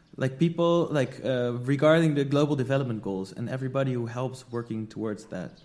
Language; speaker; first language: English; non-native, fluent; Dutch